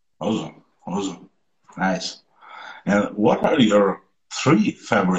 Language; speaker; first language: English; non-native, learner; Italian